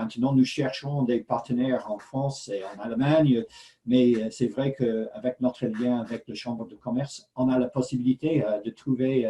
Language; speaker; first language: French; non-native, fluent; English